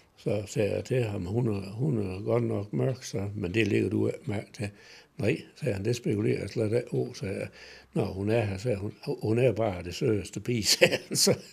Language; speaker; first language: Danish; native; Danish